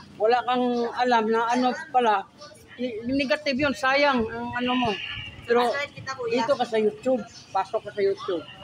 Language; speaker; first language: Filipino; non-native, local second language; Cebuano